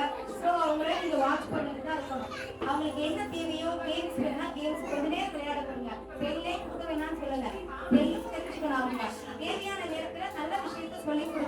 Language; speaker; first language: Tamil; native; Tamil